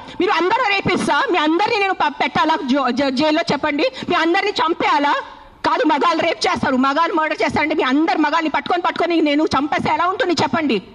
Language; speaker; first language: Telugu; non-native, fluent; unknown